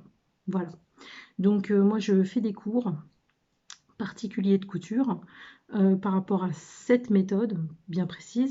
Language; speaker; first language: French; native; French